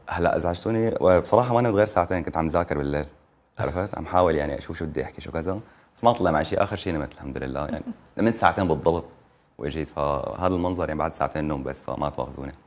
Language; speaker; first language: Arabic; native; Arabic